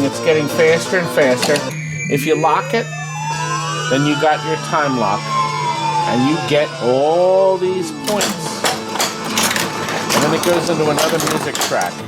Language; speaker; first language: English; native; English